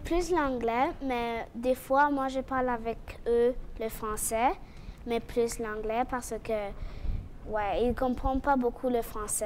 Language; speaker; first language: French; early bilingual, other home language; Spanish